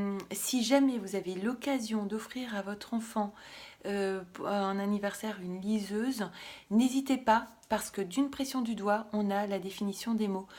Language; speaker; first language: French; native; French